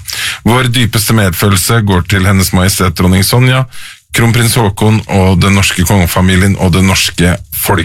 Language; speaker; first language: Norwegian; native; Norwegian